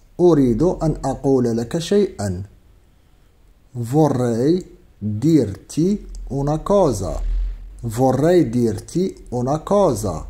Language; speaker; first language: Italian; non-native, fluent; Arabic